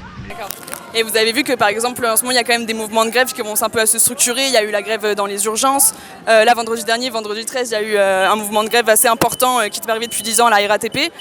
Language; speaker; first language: French; native; French